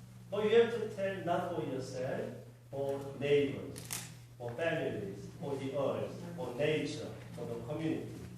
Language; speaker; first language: English; non-native, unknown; Korean